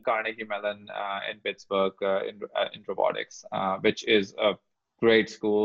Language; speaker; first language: English; non-native, local second language; Hindi